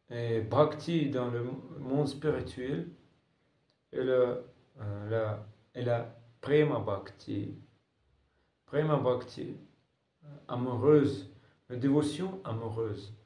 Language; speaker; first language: French; non-native, fluent; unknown